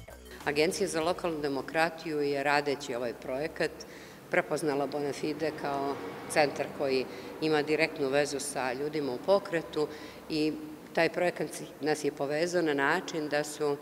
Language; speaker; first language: Serbian; native; Serbian